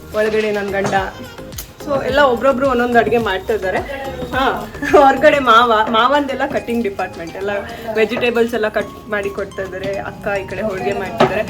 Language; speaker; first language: Kannada; native; Kannada